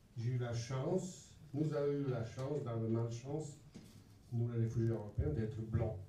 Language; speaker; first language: French; non-native, fluent; Bosnian